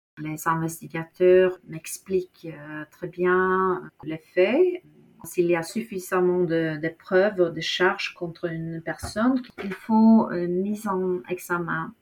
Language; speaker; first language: French; non-native, fluent; Norwegian